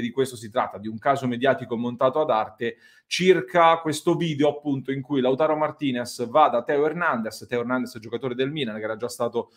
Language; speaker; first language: Italian; native; Italian